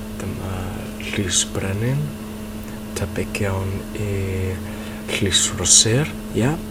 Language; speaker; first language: Welsh; native; Welsh